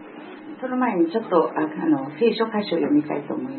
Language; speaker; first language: Japanese; non-native, fluent; Korean